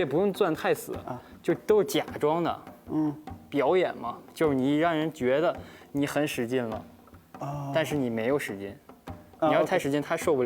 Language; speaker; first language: Chinese; native; Chinese